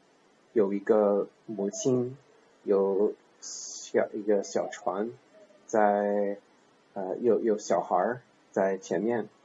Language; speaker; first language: Chinese; non-native, learner; English